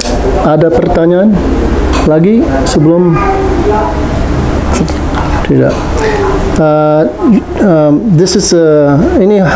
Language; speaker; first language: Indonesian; non-native, learner; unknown